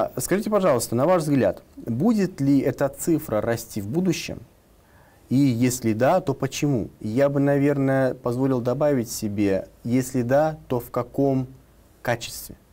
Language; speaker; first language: Russian; non-native, local second language; Tatar